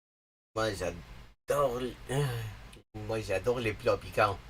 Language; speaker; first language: French; non-native, learner; English